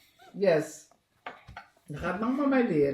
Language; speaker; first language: Dutch; native; Dutch